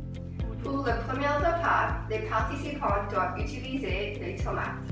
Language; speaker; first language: French; non-native, learner; English